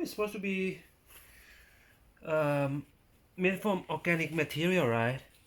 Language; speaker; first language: English; non-native, fluent; Thai